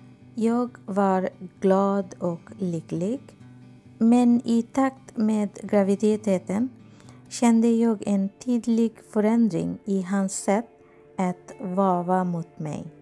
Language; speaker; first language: Swedish; non-native, fluent; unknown